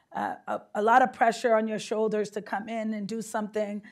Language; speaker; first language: English; native; English